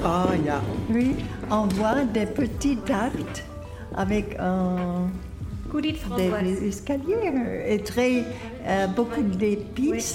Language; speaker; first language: French; non-native, learner; German